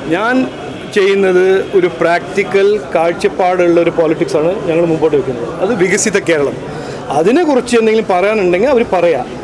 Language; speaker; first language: Malayalam; early bilingual, heritage; Malayalam